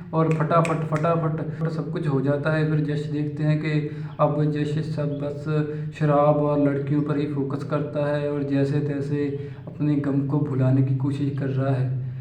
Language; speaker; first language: Hindi; native; Hindi